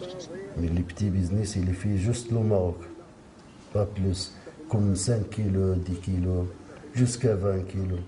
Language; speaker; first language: French; non-native, learner; Arabic